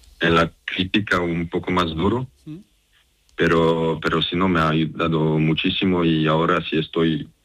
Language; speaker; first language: Spanish; non-native, fluent; Serbian